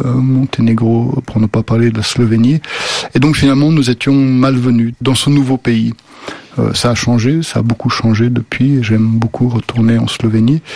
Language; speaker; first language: French; early bilingual, other home language; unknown